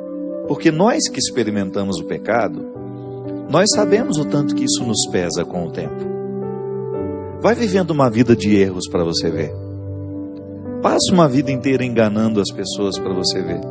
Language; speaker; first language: Portuguese; native; Portuguese